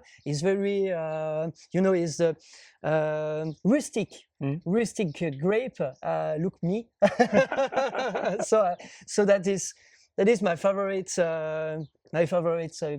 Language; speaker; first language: English; non-native, learner; French